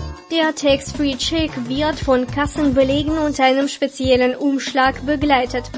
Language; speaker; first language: German; non-native, fluent; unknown